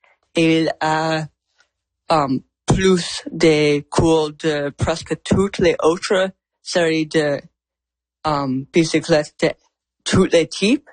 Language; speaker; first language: French; non-native, local second language; English